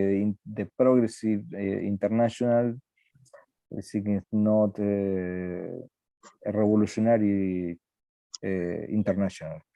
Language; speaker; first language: English; non-native, learner; Spanish